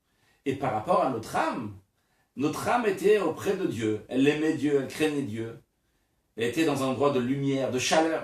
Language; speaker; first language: French; native; French